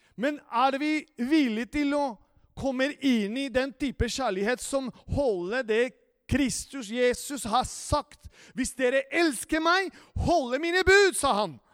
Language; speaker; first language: Norwegian; non-native, fluent; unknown